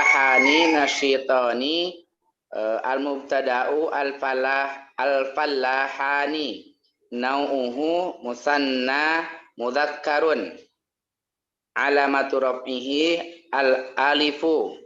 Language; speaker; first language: Arabic; non-native, learner; Indonesian